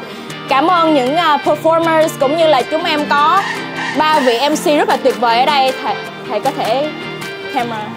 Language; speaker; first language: Vietnamese; early bilingual, heritage; Vietnamese